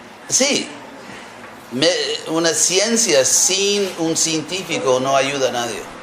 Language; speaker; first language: Spanish; non-native, fluent; English